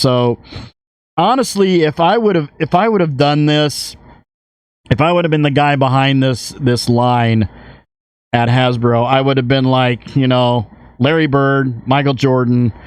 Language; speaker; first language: English; native; English